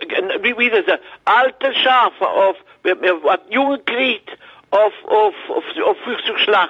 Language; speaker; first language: German; non-native, learner; French